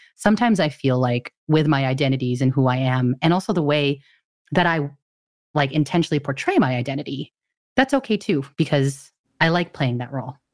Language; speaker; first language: English; early bilingual, other home language; Filipino